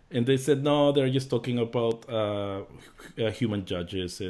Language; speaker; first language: English; early bilingual, other home language; Spanish